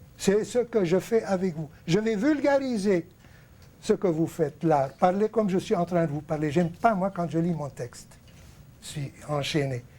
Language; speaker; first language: French; non-native, local second language; Arabic